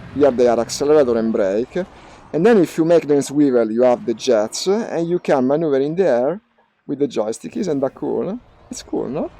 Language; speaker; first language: English; non-native, fluent; Italian